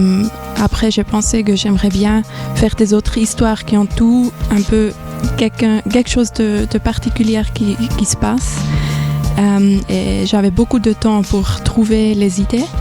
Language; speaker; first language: French; non-native, fluent; German